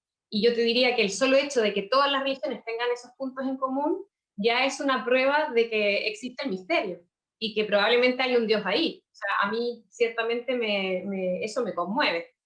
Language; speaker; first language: Spanish; native; Spanish